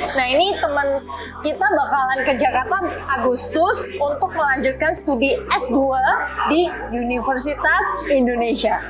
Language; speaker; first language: Indonesian; native; Indonesian